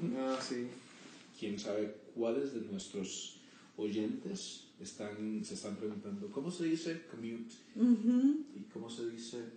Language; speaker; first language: Spanish; early bilingual, heritage; Spanish